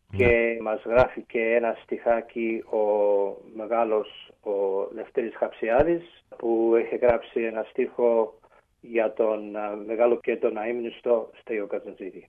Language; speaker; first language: Greek; early bilingual, heritage; Greek